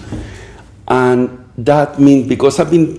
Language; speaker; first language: English; non-native, fluent; Spanish